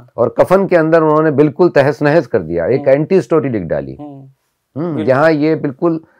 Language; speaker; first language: Hindi; native; Hindi